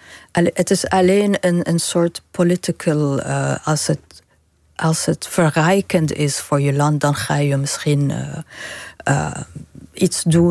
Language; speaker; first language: Dutch; non-native, learner; Arabic